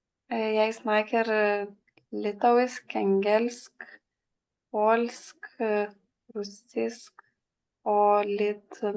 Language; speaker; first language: Norwegian; non-native, learner; Lithuanian